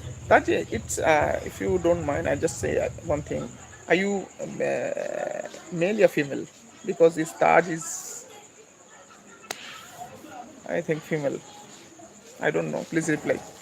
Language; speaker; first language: English; non-native, local second language; Bangla